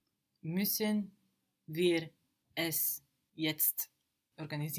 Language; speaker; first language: German; non-native, learner; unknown